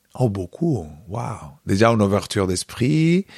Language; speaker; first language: French; non-native, fluent; Spanish